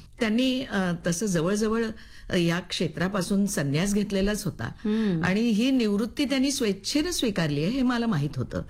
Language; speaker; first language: Marathi; native; Marathi